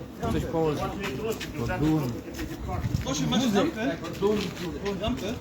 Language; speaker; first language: Polish; non-native, learner; Ukrainian